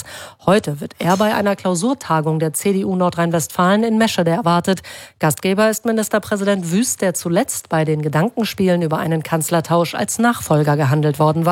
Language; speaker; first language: German; native; German